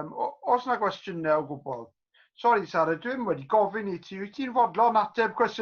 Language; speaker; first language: Welsh; native; Welsh